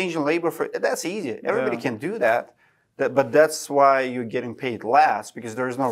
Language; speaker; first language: English; non-native, fluent; Russian